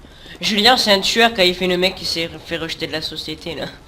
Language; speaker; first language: French; native; French